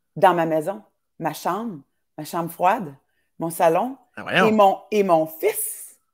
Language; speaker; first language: French; native; French